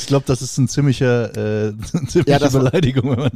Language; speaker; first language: German; native; German